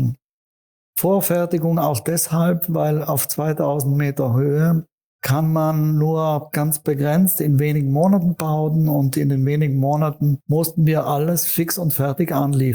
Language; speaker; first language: German; native; German